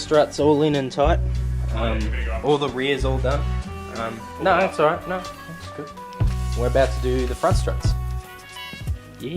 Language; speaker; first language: English; native; English